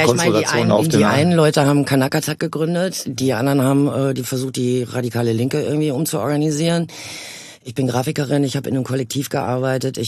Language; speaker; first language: German; native; German